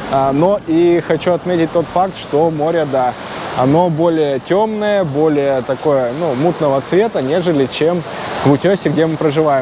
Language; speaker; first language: Russian; native; Russian